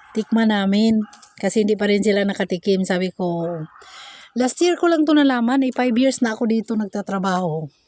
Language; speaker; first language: Filipino; non-native, local second language; Cebuano